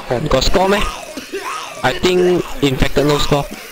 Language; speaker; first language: English; non-native, local second language; Chinese